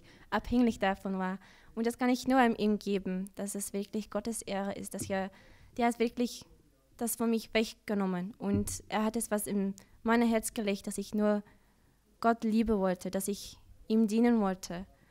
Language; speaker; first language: German; non-native, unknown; Dutch